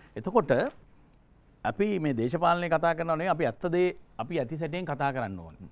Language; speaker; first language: Sinhala; native; Sinhala